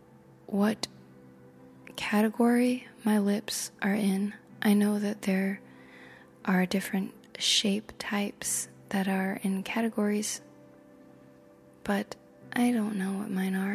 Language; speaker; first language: English; native; English